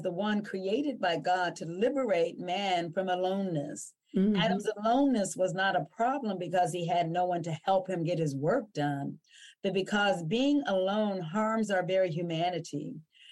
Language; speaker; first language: English; native; English